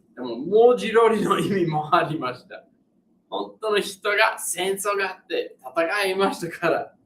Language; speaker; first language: Japanese; non-native, fluent; English